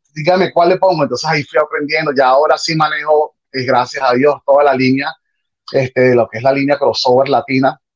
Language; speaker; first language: Spanish; native; Spanish